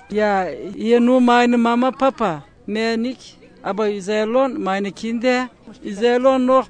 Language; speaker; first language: German; non-native, learner; Turkish